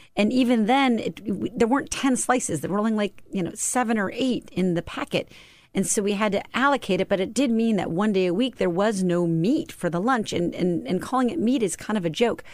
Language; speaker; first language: English; native; English